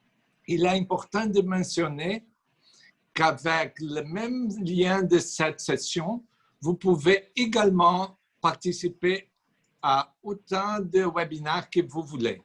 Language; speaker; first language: French; non-native, fluent; Portuguese